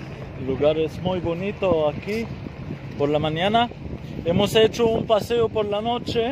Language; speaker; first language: Spanish; non-native, fluent; Arabic